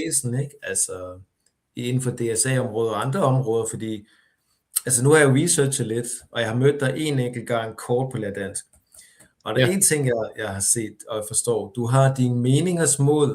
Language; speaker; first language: Danish; native; Danish